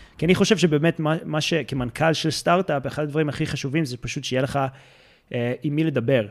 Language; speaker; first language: Hebrew; early bilingual, heritage; Hebrew